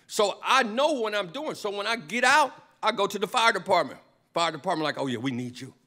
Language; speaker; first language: English; native; English